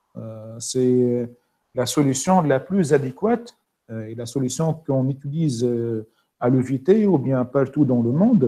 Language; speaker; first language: French; non-native, local second language; Arabic